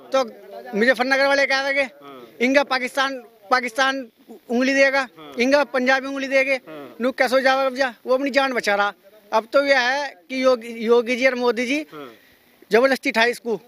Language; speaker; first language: Hindi; native; Hindi